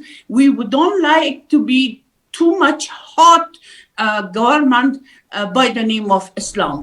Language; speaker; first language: English; non-native, learner; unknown